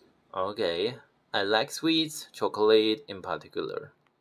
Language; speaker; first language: English; non-native, fluent; Chinese